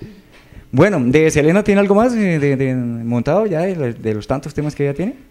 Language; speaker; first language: Spanish; native; Spanish